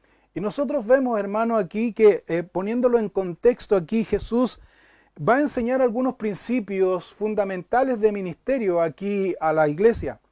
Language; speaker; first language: Spanish; native; Spanish